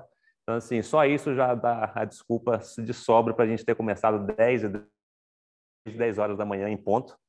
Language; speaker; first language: Portuguese; native; Portuguese